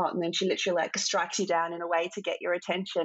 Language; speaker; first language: English; native; English